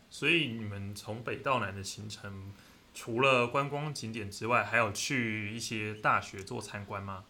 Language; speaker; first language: Chinese; native; Chinese